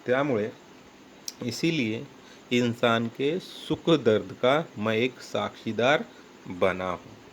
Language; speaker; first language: Hindi; non-native, local second language; Marathi